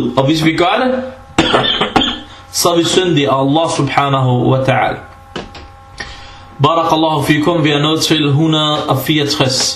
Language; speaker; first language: Danish; early bilingual, other home language; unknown